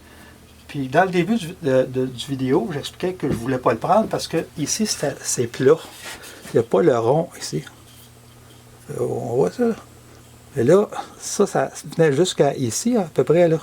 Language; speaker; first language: French; native; French